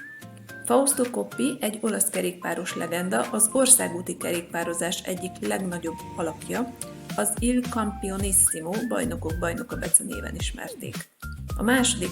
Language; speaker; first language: Hungarian; native; Hungarian